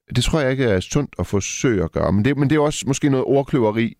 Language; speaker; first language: Danish; native; Danish